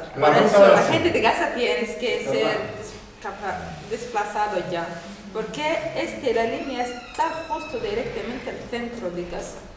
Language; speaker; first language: Spanish; non-native, learner; Arabic